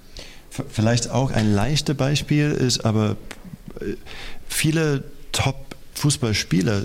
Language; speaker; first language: German; non-native, fluent; English